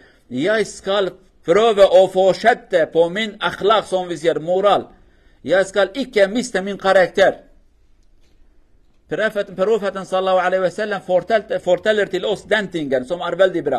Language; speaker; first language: Swedish; non-native, learner; Kurdish